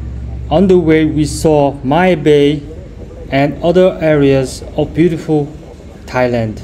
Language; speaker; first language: English; non-native, fluent; Mongolian